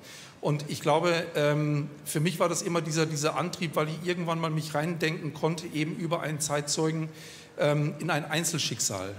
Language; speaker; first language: German; native; German